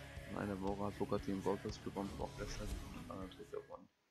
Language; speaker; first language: German; native; German